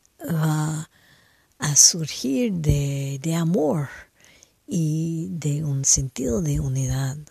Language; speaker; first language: Spanish; non-native, fluent; French